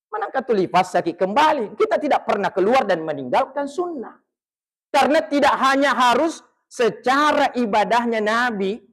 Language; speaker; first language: Malay; non-native, local second language; Buginese